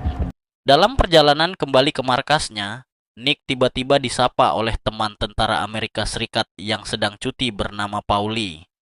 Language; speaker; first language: Indonesian; native; Indonesian